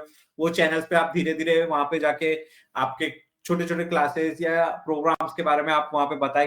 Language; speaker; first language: Hindi; native; Hindi